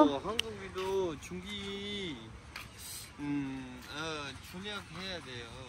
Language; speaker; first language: Korean; non-native, learner; Urdu